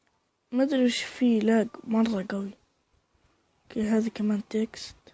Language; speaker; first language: Arabic; native; Arabic